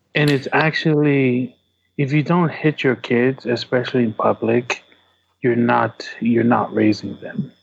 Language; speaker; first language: English; early bilingual, other home language; Tongan